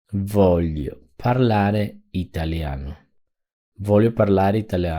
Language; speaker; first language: Italian; non-native, fluent; Spanish